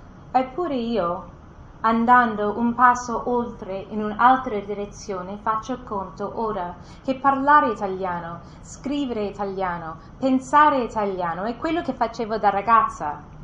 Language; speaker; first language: Italian; non-native, fluent; English